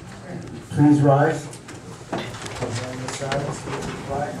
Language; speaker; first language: English; native; English